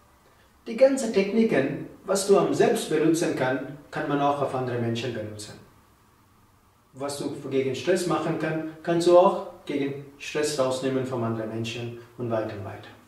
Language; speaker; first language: German; non-native, learner; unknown